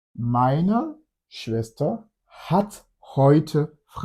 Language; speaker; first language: German; non-native, fluent; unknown